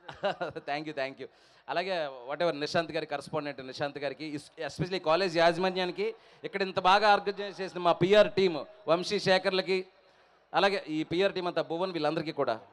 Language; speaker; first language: Telugu; native; Telugu